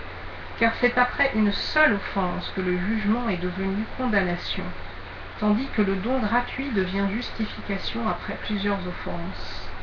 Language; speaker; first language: French; native; French